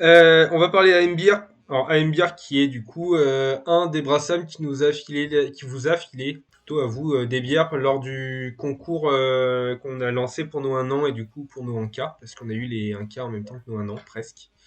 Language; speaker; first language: French; native; French